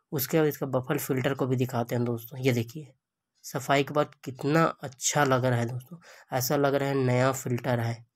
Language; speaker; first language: Hindi; native; Hindi